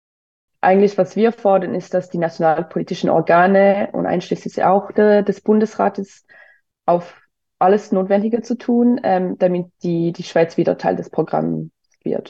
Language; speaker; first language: German; non-native, local second language; French